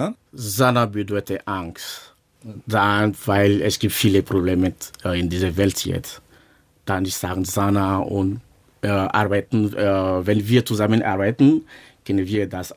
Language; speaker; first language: German; non-native, learner; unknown